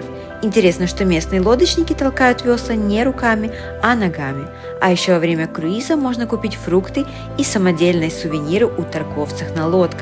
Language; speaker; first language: Russian; native; Russian